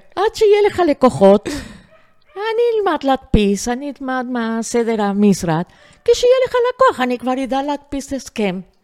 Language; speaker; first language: Hebrew; non-native, fluent; Spanish